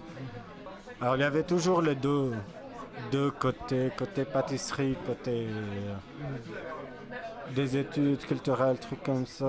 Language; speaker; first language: French; non-native, fluent; Arabic